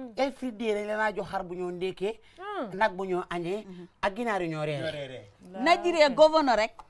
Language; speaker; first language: Wolof; native; Wolof